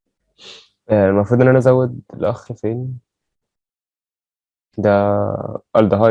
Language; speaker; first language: Arabic; native; Arabic